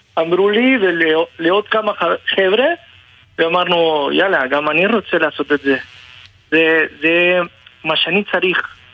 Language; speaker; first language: Hebrew; non-native, learner; Spanish